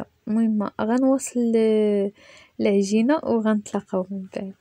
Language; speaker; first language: Arabic; native; Arabic